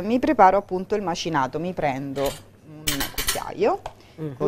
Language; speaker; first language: Italian; native; Italian